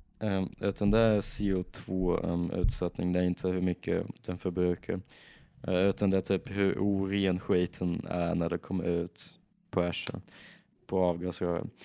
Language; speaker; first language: Swedish; native; Swedish